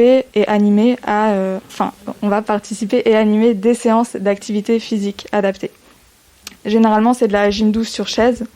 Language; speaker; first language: French; native; French